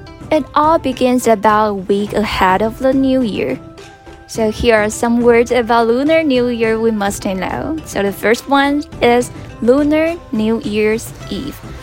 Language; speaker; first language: English; non-native, fluent; Chinese